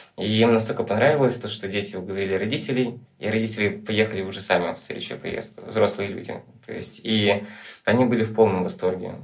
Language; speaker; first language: Russian; native; Russian